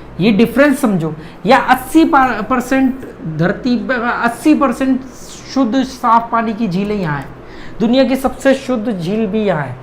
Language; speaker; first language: Hindi; native; Hindi